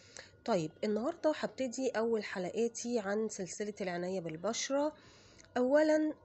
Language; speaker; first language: Arabic; native; Arabic